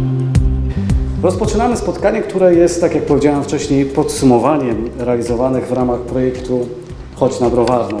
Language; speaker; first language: Polish; native; Polish